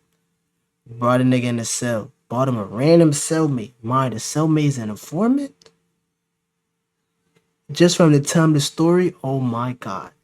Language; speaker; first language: English; native; English